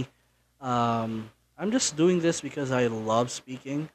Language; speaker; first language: English; non-native, local second language; Bikol